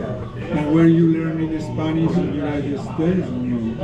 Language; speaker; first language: English; non-native, fluent; Spanish